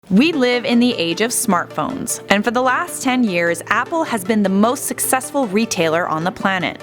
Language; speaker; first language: English; native; English